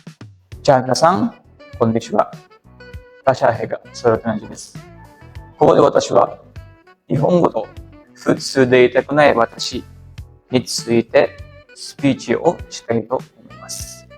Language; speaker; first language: Japanese; non-native, learner; Indonesian